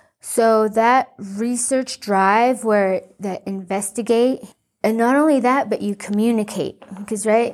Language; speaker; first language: English; early bilingual, other home language; Spanish